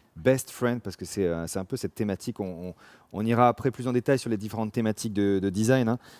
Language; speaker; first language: French; native; French